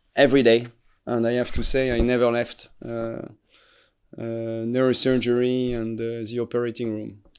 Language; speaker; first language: English; non-native, fluent; French